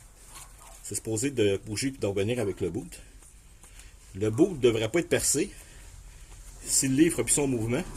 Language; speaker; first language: French; native; French